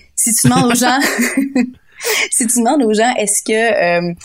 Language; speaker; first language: French; native; French